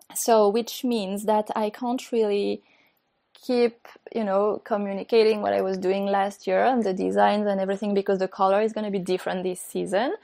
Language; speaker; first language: English; non-native, fluent; French